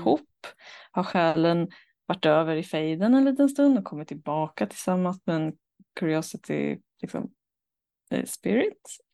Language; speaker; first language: Swedish; native; Swedish